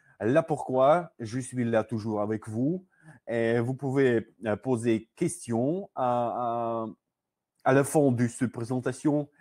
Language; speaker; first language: French; non-native, learner; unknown